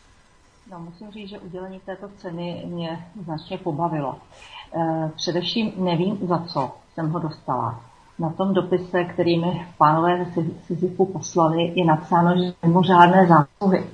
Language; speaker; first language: Czech; native; Czech